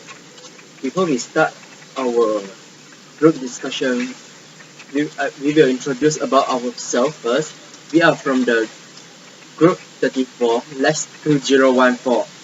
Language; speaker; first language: English; non-native, local second language; Malay